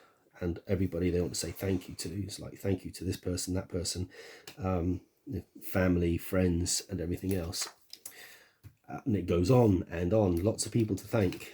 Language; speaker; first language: English; native; English